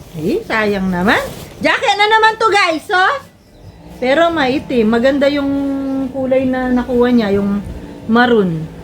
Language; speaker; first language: Filipino; non-native, local second language; Pampanga